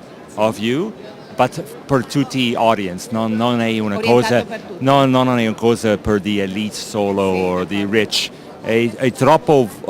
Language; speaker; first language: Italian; non-native, learner; English